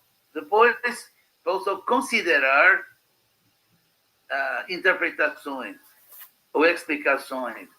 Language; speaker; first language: Portuguese; non-native, fluent; English